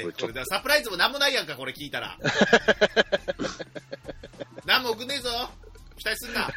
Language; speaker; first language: Japanese; native; Japanese